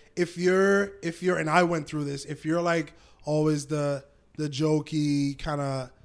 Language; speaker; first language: English; native; English